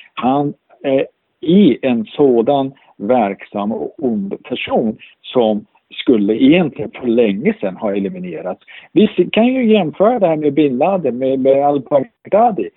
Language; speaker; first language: Swedish; non-native, fluent; Persian